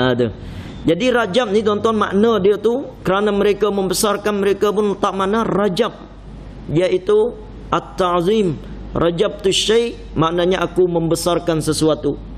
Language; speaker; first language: Malay; non-native, fluent; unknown